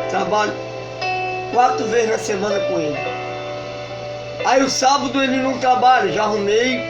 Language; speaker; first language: Portuguese; native; Portuguese